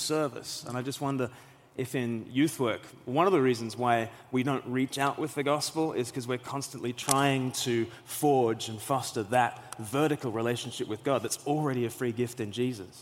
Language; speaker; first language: English; native; English